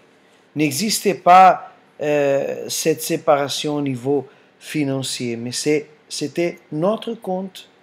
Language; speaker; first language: French; non-native, fluent; Portuguese